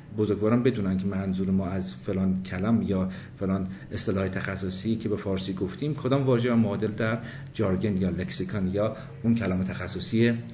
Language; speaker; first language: Persian; early bilingual, other home language; English